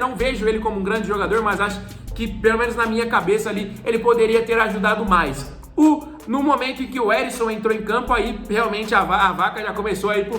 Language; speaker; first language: Portuguese; native; Portuguese